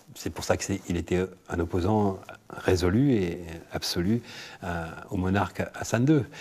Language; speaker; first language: French; native; French